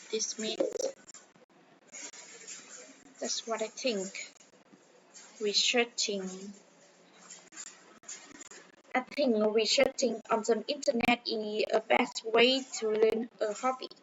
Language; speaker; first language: English; non-native, learner; Vietnamese